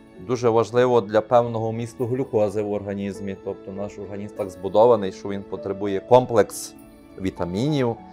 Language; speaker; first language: Ukrainian; native; Ukrainian